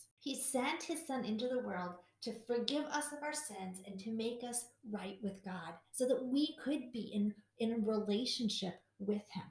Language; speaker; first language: English; native; English